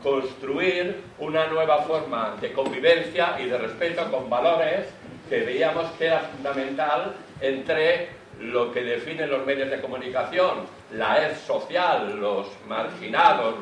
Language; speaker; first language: Spanish; native; Spanish